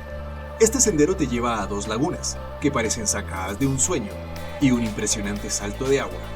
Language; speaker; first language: Spanish; native; Spanish